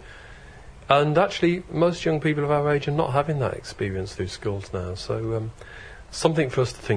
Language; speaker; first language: English; native; English